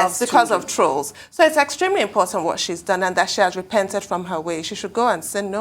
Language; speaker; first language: English; native; English